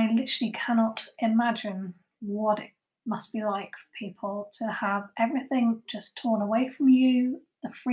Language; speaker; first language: English; native; English